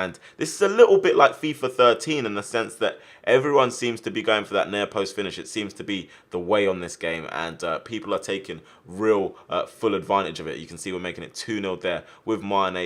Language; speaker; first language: English; native; English